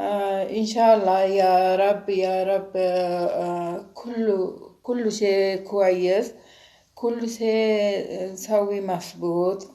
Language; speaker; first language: Arabic; non-native, learner; Sinhala